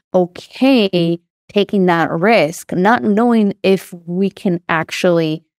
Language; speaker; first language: English; non-native, fluent; Hebrew